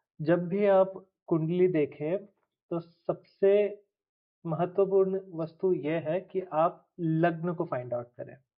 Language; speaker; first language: Hindi; non-native, local second language; Tulu